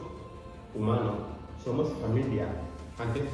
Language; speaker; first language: Spanish; non-native, learner; Fula